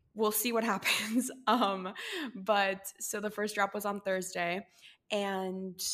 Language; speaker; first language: English; non-native, fluent; Spanish